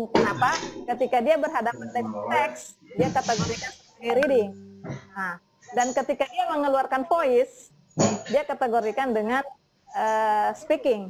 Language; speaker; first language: Indonesian; native; Indonesian